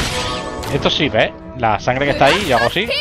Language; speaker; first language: Spanish; native; Spanish